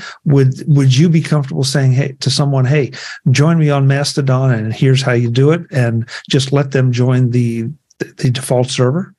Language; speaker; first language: English; native; English